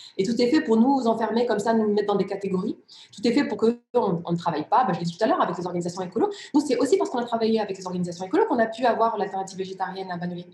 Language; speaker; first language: French; early bilingual, other home language; Riffian